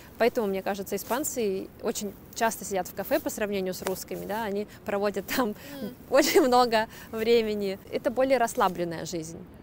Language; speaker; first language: Russian; native; Russian